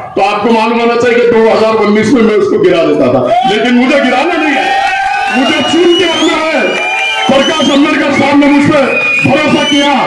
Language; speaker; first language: Hindi; non-native, local second language; Urdu